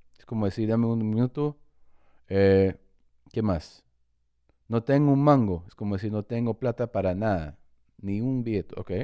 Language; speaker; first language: Spanish; early bilingual, heritage; Spanish